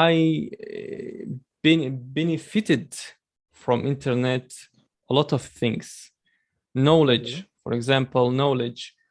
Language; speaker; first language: English; non-native, learner; Chechen